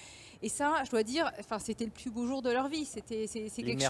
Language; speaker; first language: French; native; French